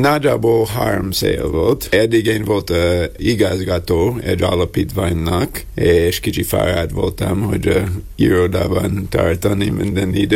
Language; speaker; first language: Hungarian; non-native, learner; English